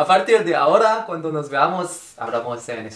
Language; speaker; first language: Spanish; non-native, fluent; French